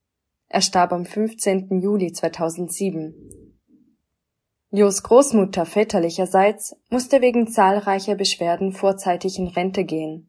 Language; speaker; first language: German; native; German